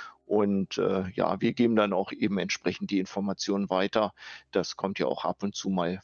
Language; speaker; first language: German; native; German